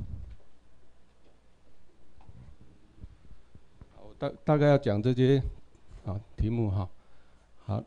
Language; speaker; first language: Chinese; non-native, local second language; Min Nan Chinese